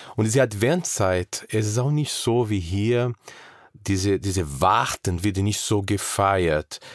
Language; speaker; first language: German; non-native, fluent; Portuguese